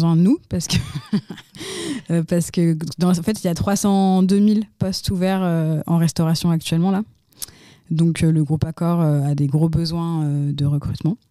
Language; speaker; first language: French; native; French